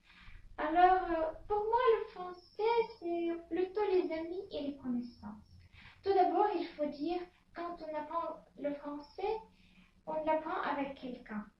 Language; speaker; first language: French; non-native, fluent; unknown